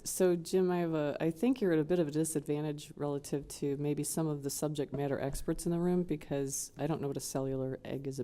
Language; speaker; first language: English; native; English